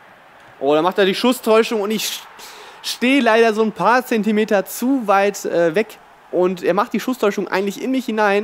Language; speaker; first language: German; native; German